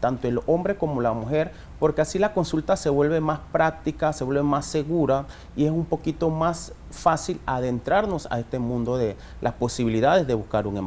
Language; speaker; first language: Spanish; native; Spanish